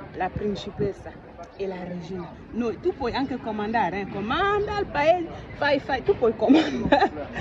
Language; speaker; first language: Italian; non-native, learner; French